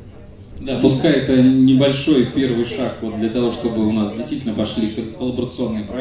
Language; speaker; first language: Russian; native; Russian